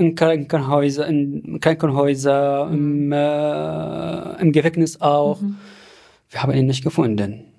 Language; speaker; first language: German; non-native, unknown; Arabic